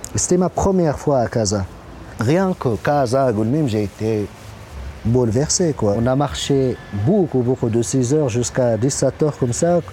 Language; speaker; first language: French; non-native, local second language; Arabic